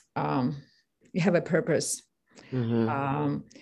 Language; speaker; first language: English; non-native, fluent; Ukrainian